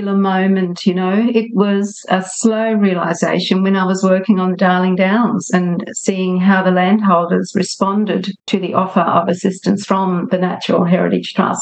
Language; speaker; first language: English; native; English